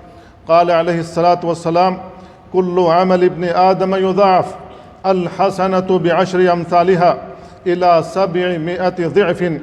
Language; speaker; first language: Arabic; non-native, fluent; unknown